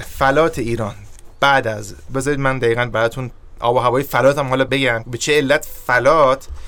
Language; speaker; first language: Persian; native; Persian